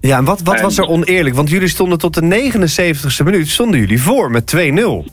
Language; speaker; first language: Dutch; native; Dutch